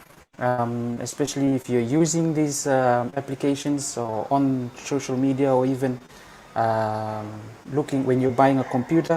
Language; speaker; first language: English; non-native, local second language; Fijian